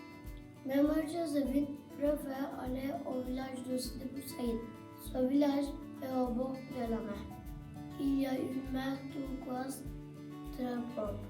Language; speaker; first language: French; non-native, learner; Turkish